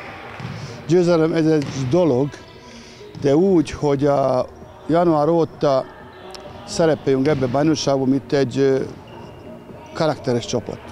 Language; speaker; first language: Hungarian; non-native, learner; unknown